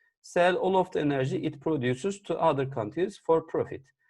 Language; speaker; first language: English; non-native, fluent; Turkish